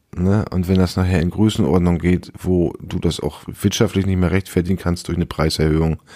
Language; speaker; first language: German; native; German